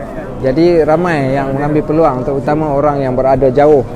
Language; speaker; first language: Malay; native; Malay